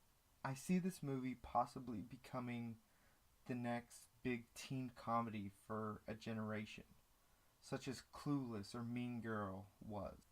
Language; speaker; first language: English; native; English